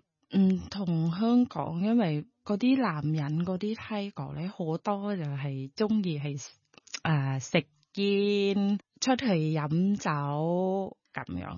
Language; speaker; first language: Cantonese; non-native, learner; Thai